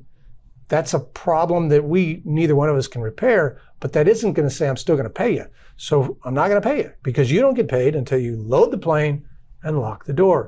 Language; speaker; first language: English; native; English